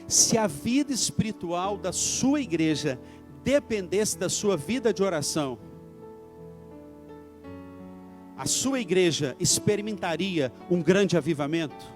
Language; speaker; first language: Portuguese; native; Portuguese